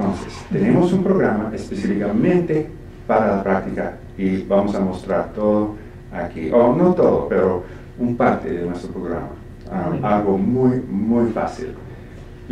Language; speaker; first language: Spanish; non-native, fluent; English